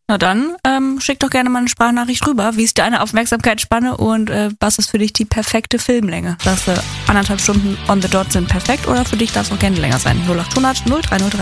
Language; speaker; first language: German; native; German